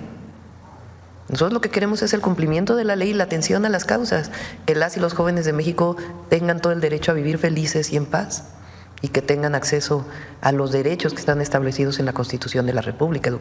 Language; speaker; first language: Spanish; native; Spanish